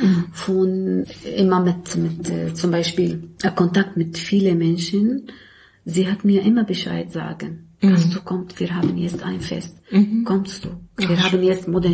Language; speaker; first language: German; non-native, learner; Arabic